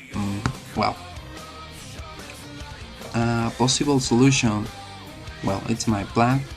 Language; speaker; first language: English; non-native, learner; Spanish